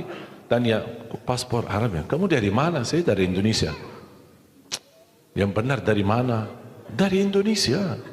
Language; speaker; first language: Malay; non-native, fluent; Arabic